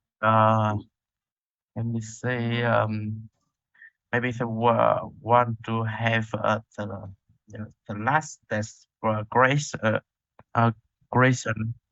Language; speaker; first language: English; non-native, learner; Vietnamese